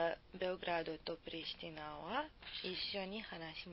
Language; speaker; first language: Japanese; non-native, learner; Serbian